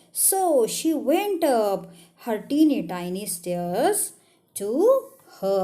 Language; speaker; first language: English; non-native, local second language; Marathi